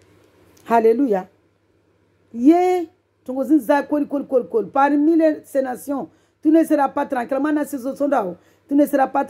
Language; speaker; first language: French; non-native, local second language; Comorian